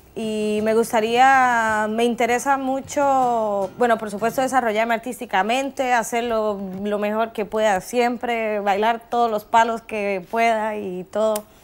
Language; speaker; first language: Spanish; native; Spanish